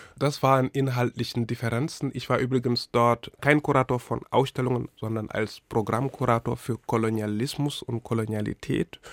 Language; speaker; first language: German; non-native, fluent; Wolof